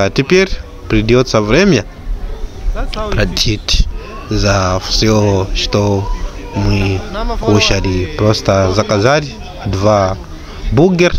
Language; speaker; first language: Russian; non-native, learner; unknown